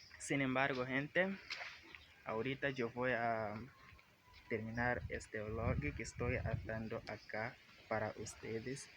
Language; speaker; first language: Spanish; non-native, learner; Portuguese